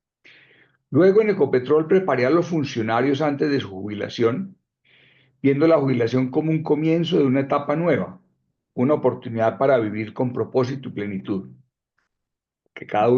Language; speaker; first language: Spanish; native; Spanish